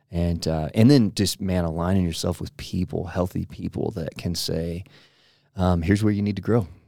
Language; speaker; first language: English; native; English